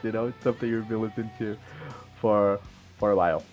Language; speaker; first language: English; non-native, fluent; Portuguese